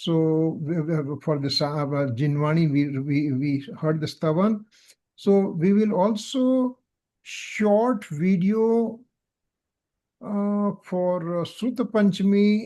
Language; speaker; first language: English; non-native, local second language; Gujarati